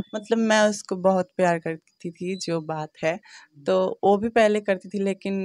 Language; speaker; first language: Hindi; non-native, local second language; Bangla